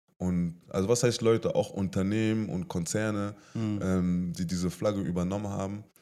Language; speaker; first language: German; native; German